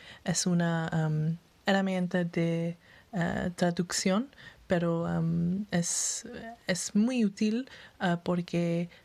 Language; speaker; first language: Spanish; non-native, learner; English